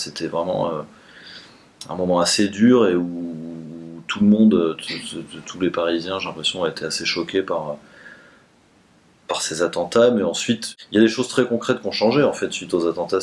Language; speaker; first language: French; native; French